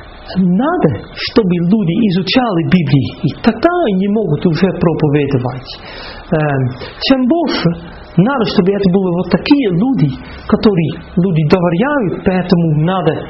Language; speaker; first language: Russian; non-native, fluent; Dutch